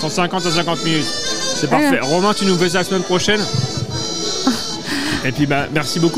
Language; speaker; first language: French; native; French